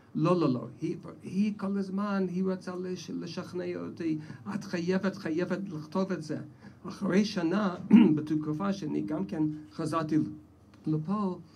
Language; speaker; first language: Hebrew; non-native, fluent; English